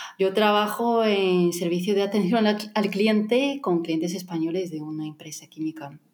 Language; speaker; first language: Spanish; non-native, fluent; Russian